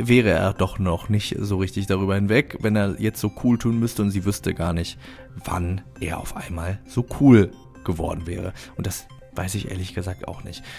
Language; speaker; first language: German; native; German